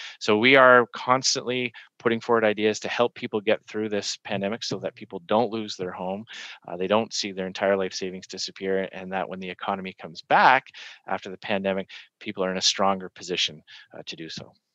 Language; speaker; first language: English; native; English